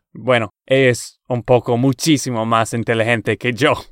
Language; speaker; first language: Spanish; non-native, learner; English